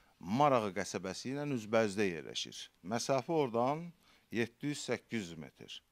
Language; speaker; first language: Azerbaijani; native; Azerbaijani